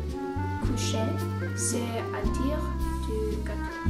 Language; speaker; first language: French; non-native, learner; English